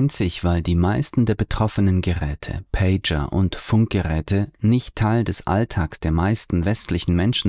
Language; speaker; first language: German; native; German